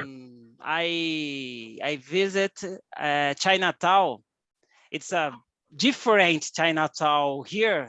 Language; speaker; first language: English; non-native, learner; Portuguese